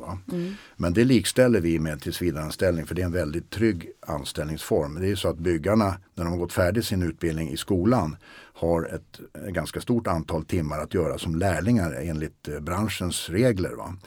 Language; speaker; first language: Swedish; native; Swedish